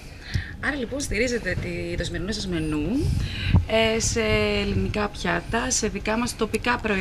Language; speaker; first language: Greek; native; Greek